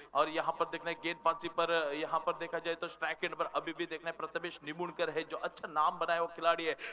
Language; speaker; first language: Hindi; non-native, local second language; Marathi